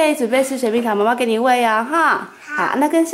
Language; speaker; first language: Chinese; native; Chinese